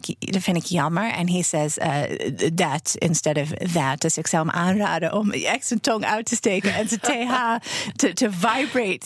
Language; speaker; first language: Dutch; non-native, fluent; English